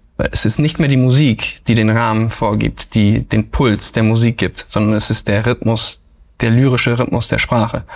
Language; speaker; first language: German; native; German